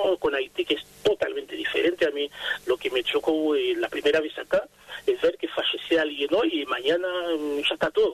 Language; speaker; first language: Spanish; non-native, fluent; Haitian Creole